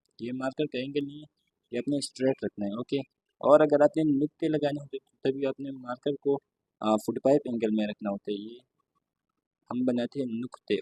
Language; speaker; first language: Urdu; non-native, local second language; Pashto